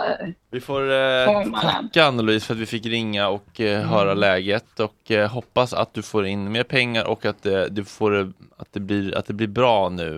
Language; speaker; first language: Swedish; native; Swedish